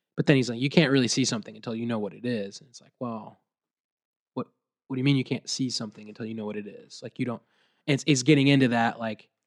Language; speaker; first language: English; native; English